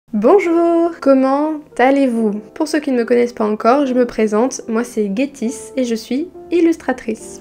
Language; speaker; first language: French; native; French